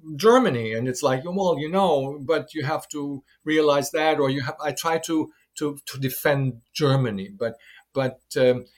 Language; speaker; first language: English; non-native, fluent; German